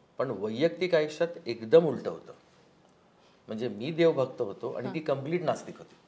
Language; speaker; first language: Marathi; native; Marathi